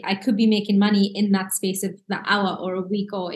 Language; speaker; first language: English; early bilingual, other home language; Arabic